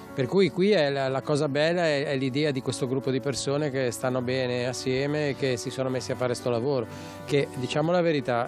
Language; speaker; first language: Italian; native; Italian